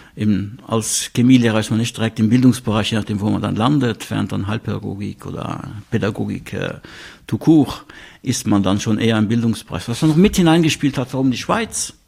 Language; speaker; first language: German; non-native, local second language; Luxembourgish